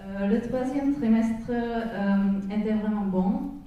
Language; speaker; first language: French; non-native, fluent; Czech